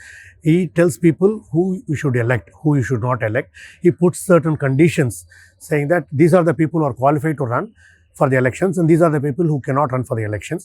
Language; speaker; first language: English; non-native, local second language; Tamil